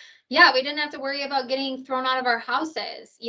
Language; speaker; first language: English; native; English